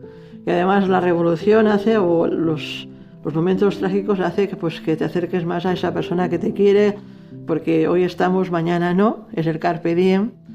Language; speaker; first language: Spanish; native; Spanish